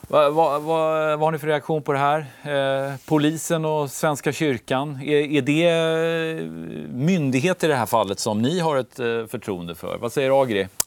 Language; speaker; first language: Swedish; native; Swedish